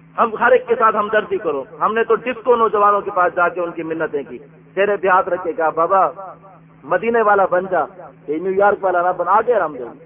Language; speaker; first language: Urdu; non-native, local second language; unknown